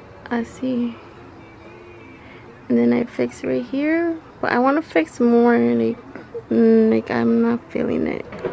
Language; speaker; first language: English; early bilingual, other home language; Spanish